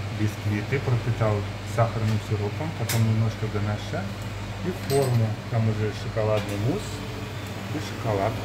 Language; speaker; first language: Russian; native; Russian